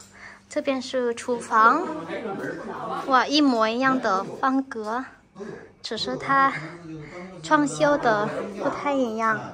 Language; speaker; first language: Chinese; non-native, fluent; Vietnamese